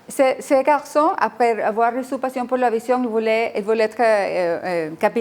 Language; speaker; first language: French; non-native, fluent; Spanish